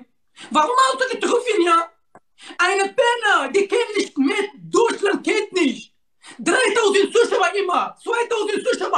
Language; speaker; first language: German; non-native, learner; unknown